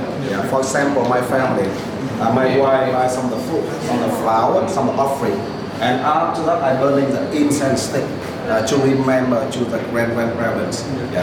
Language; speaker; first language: English; non-native, fluent; Vietnamese